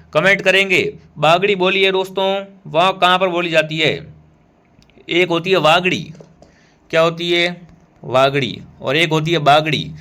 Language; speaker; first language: Hindi; native; Hindi